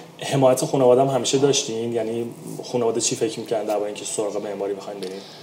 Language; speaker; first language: Persian; native; Persian